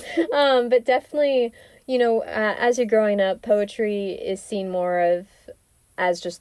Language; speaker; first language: English; native; English